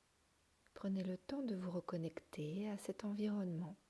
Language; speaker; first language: French; native; French